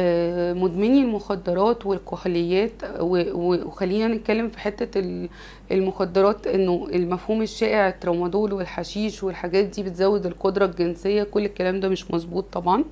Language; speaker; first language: Arabic; native; Arabic